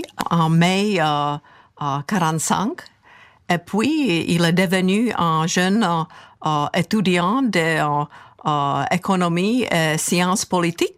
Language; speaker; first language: French; non-native, fluent; Czech